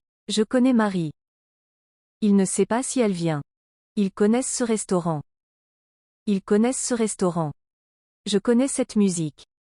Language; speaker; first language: French; non-native, learner; English